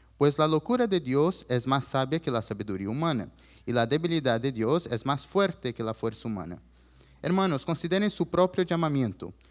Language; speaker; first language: Spanish; early bilingual, other home language; Portuguese